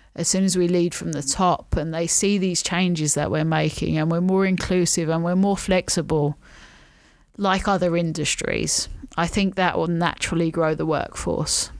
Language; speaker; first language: English; native; English